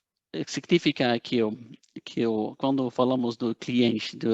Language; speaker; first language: Portuguese; non-native, fluent; Dutch